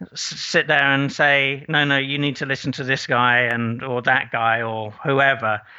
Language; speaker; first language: English; native; English